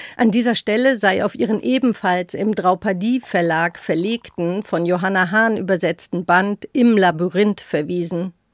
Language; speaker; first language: German; native; German